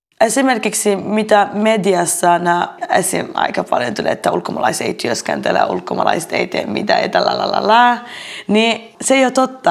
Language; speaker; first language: Finnish; non-native, fluent; Arabic